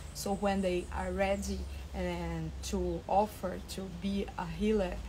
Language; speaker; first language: English; non-native, fluent; Portuguese